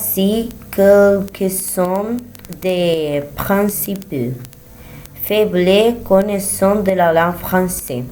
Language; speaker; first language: French; non-native, learner; Spanish